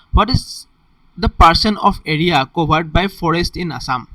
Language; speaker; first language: English; non-native, local second language; Assamese